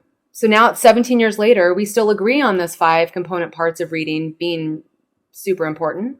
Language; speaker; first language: English; native; English